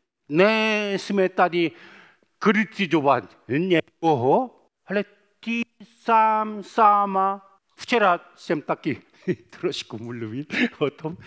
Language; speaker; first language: Czech; non-native, fluent; Korean